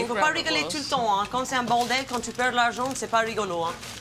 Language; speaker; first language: French; non-native, fluent; English